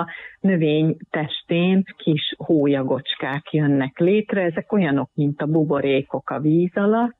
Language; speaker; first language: Hungarian; native; Hungarian